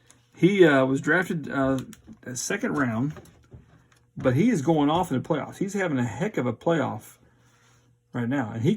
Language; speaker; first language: English; native; English